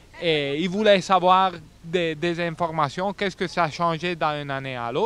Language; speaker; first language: French; non-native, fluent; Italian